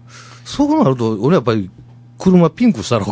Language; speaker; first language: Japanese; native; Japanese